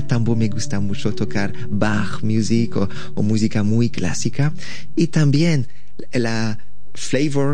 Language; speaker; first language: Spanish; non-native, learner; French